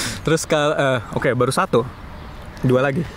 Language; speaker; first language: Indonesian; native; Indonesian